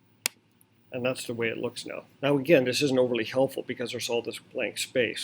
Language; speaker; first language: English; native; English